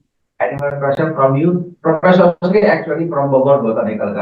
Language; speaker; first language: English; non-native, learner; Indonesian